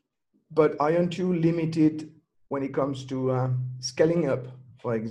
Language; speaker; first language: English; non-native, fluent; French